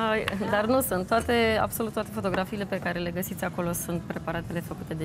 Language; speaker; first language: Romanian; native; Romanian